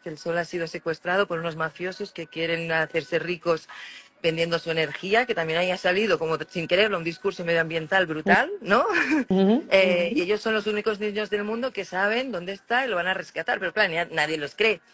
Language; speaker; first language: Spanish; native; Spanish